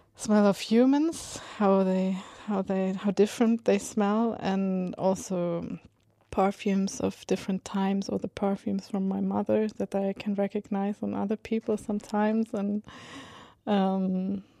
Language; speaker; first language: English; non-native, fluent; Swedish